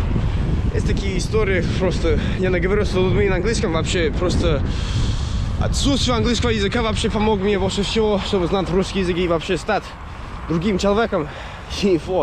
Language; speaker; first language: Russian; non-native, fluent; English